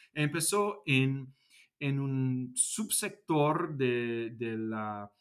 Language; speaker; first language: Spanish; non-native, fluent; English